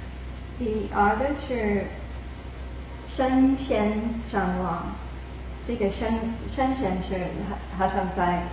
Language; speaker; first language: Chinese; non-native, fluent; English